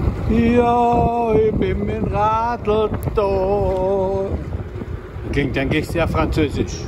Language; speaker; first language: German; native; German